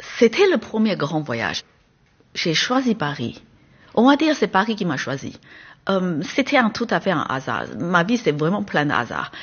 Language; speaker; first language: French; non-native, fluent; Chinese